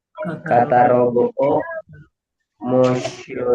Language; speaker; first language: Japanese; non-native, learner; Filipino